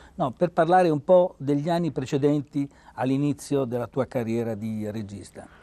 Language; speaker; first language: Italian; native; Italian